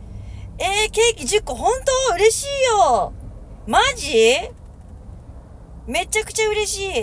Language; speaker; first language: Japanese; native; Japanese